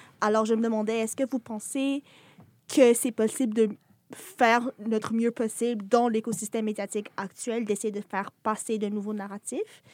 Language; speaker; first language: French; native; French